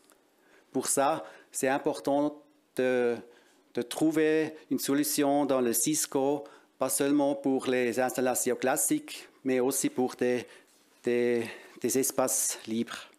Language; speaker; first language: French; non-native, local second language; German